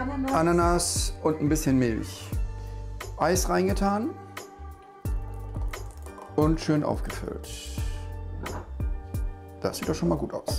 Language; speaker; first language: German; native; German